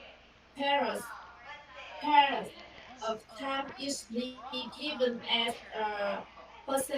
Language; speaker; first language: English; non-native, learner; Vietnamese